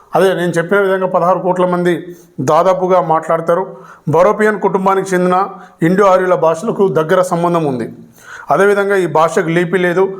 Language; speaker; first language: Telugu; non-native, local second language; Lambadi